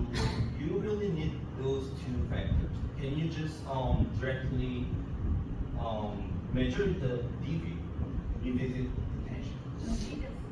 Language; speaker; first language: English; non-native, fluent; Korean